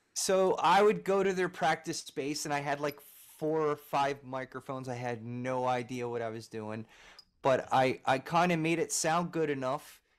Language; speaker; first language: English; native; English